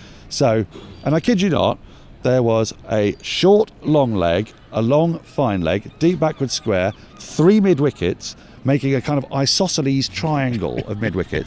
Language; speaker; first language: English; native; English